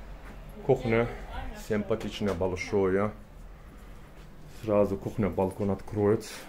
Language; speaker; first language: Russian; non-native, learner; Turkish